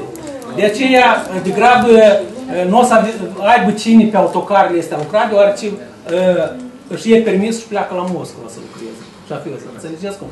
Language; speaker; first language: Romanian; native; Romanian